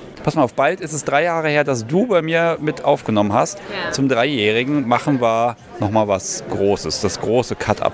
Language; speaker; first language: German; native; German